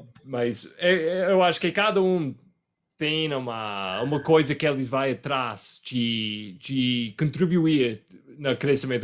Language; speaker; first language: Portuguese; non-native, fluent; English